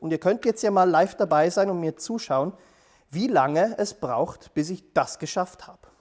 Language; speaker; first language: German; native; German